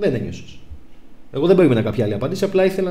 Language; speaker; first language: Greek; native; Greek